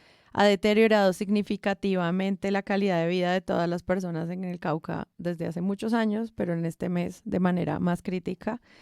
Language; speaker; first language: Spanish; native; Spanish